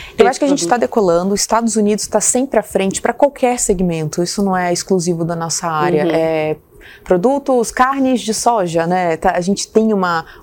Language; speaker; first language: Portuguese; native; Portuguese